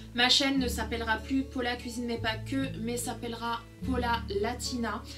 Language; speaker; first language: French; early bilingual, other home language; Portuguese